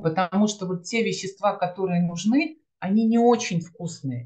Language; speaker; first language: Russian; native; Russian